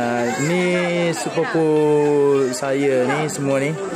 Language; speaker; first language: Malay; native; Malay